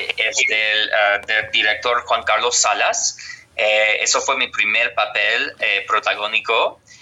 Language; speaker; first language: Spanish; non-native, fluent; English